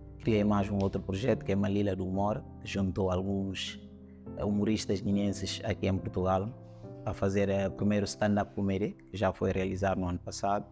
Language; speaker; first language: Portuguese; non-native, local second language; Upper Guinea Crioulo